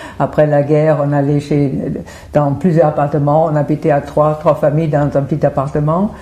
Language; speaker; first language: French; non-native, fluent; German